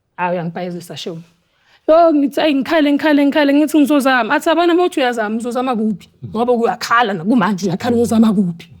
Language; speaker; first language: Zulu; native; Zulu